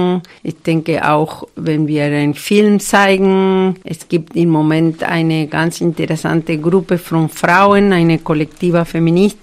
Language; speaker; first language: German; non-native, fluent; Spanish